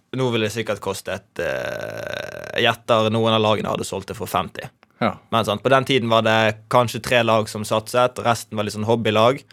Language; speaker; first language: Norwegian; native; Norwegian